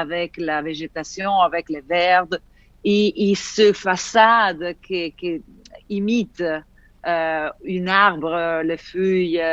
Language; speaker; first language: French; non-native, fluent; Italian